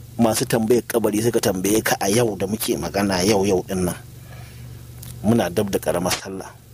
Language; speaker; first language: Hausa; native; Hausa